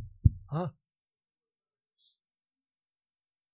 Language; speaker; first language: Russian; non-native, learner; Tibetan